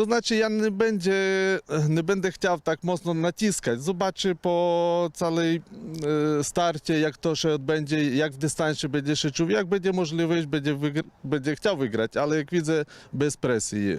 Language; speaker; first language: Polish; non-native, fluent; Ukrainian